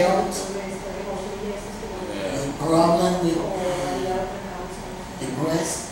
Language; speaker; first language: English; non-native, learner; Spanish